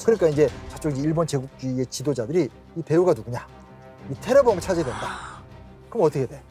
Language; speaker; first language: Korean; native; Korean